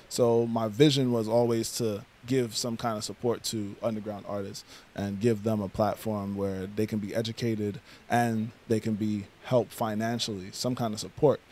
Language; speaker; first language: English; native; English